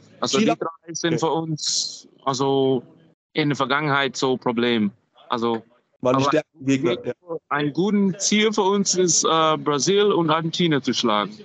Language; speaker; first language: German; non-native, fluent; English